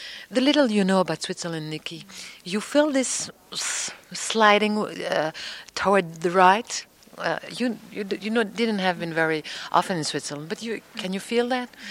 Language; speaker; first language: English; non-native, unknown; French